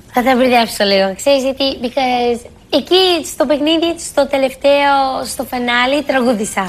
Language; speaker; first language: Greek; early bilingual, heritage; Greek